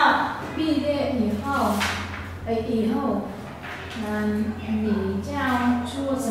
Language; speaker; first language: Chinese; non-native, learner; Vietnamese